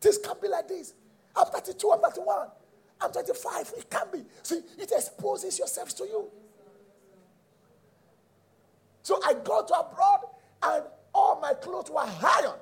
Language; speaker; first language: English; non-native, local second language; Yoruba